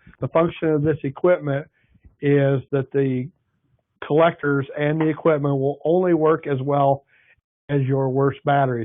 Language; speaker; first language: English; native; English